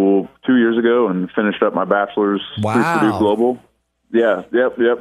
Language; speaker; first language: English; native; English